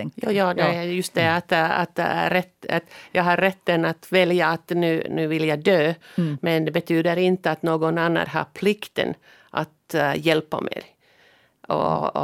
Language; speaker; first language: Swedish; non-native, local second language; Finnish